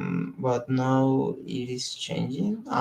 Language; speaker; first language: English; non-native, learner; Spanish